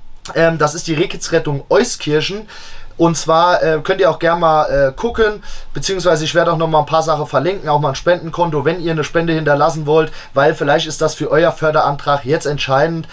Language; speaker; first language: German; native; German